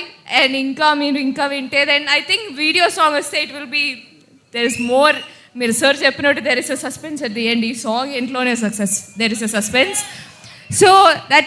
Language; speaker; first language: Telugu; non-native, local second language; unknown